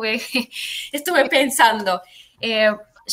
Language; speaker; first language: Spanish; non-native, fluent; Russian